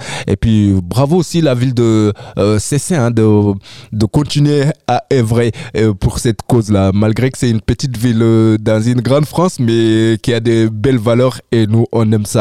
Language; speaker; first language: French; native; French